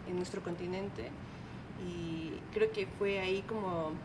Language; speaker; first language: Spanish; native; Spanish